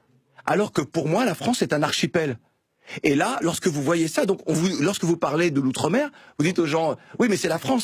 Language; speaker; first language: French; native; French